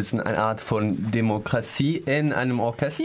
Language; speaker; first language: German; non-native, learner; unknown